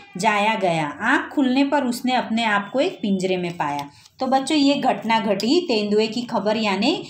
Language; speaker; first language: Hindi; non-native, local second language; Gujarati